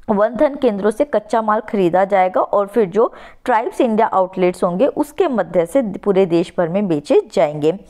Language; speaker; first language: Hindi; native; Hindi